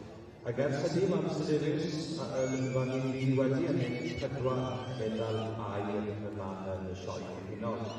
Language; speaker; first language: Welsh; native; Welsh